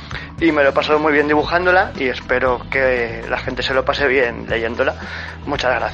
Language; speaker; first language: Spanish; native; Spanish